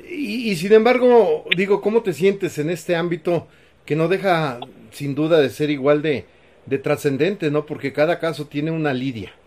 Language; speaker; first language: Spanish; native; Spanish